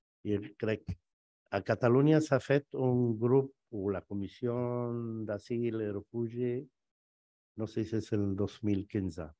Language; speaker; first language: Catalan; non-native, fluent; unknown